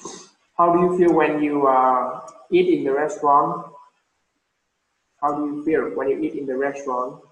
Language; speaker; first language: English; non-native, fluent; Vietnamese